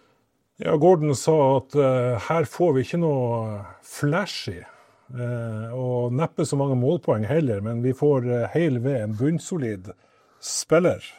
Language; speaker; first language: Norwegian; native; Norwegian